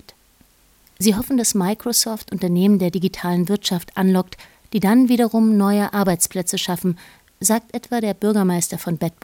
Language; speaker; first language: German; native; German